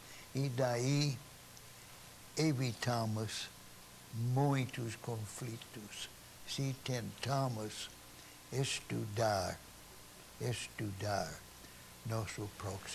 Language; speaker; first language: Portuguese; non-native, fluent; English